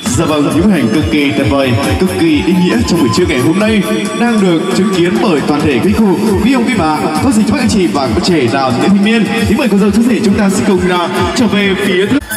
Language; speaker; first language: Vietnamese; non-native, local second language; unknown